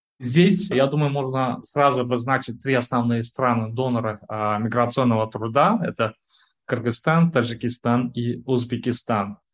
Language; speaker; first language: Russian; non-native, local second language; Uzbek